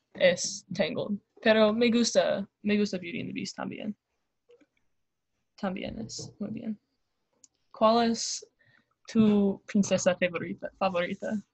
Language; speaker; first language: Spanish; non-native, learner; English